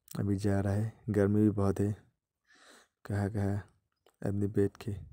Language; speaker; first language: Hindi; non-native, local second language; Bangla